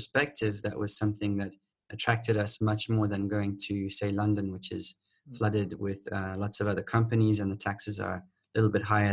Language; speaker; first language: English; native; English